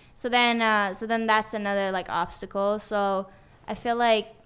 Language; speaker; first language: English; non-native, fluent; Swedish